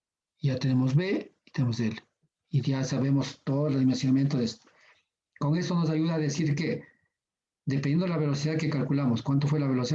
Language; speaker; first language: Spanish; native; Spanish